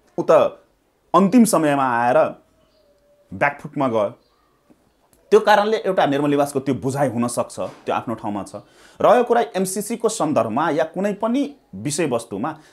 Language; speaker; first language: Nepali; non-native, local second language; Maithili